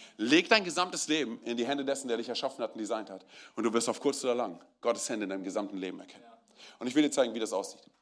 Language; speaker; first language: German; early bilingual, other home language; Romanian